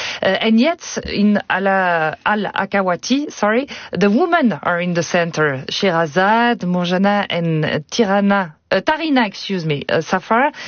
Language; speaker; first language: English; non-native, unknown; French